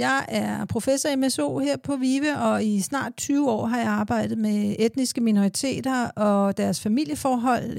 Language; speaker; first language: Danish; native; Danish